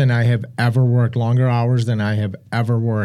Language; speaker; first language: English; early bilingual, other home language; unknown